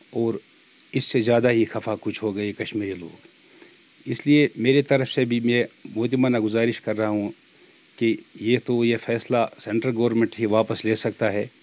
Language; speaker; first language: Hindi; non-native, local second language; Kashmiri